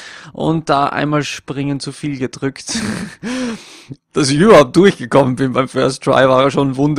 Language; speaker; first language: German; native; German